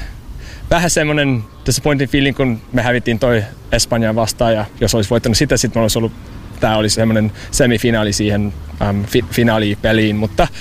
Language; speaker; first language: Finnish; non-native, fluent; English